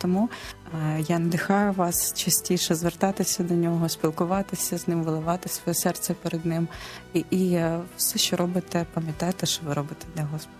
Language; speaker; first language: Ukrainian; non-native, local second language; Russian